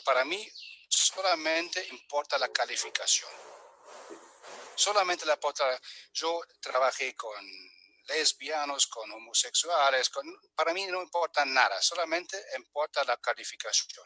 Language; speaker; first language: Spanish; non-native, fluent; German